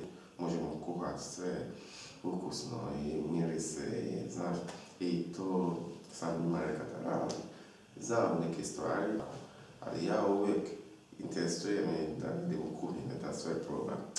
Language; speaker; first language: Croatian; non-native, learner; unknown